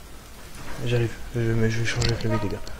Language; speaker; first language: French; native; French